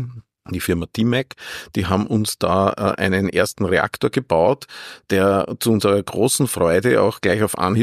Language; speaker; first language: German; native; German